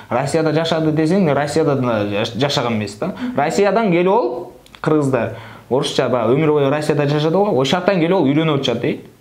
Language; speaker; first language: Kyrgyz; non-native, local second language; Russian